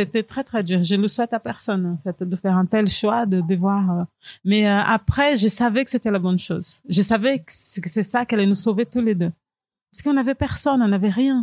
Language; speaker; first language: French; non-native, fluent; Portuguese